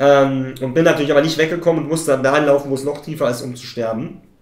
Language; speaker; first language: German; native; German